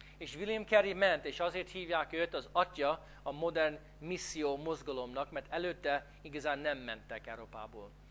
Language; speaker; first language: Hungarian; non-native, fluent; English